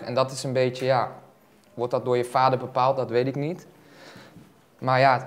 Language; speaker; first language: Dutch; native; Dutch